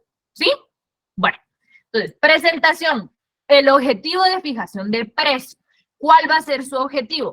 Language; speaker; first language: Spanish; native; Spanish